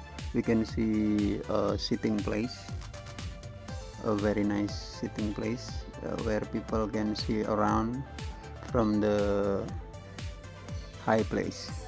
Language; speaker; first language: English; non-native, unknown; Indonesian